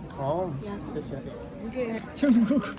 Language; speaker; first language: Korean; non-native, learner; Russian